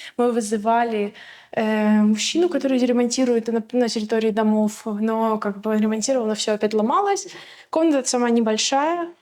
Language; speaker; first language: Russian; native; Russian